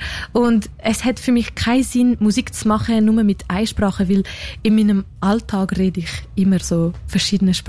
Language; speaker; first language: German; non-native, local second language; French